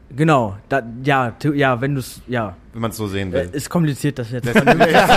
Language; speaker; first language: German; native; German